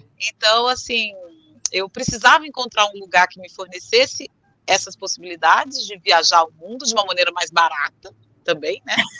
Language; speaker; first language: Portuguese; native; Portuguese